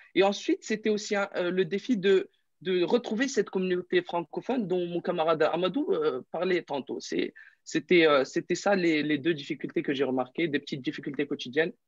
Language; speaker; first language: French; non-native, local second language; Arabic